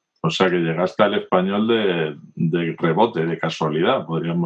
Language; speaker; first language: Spanish; native; Spanish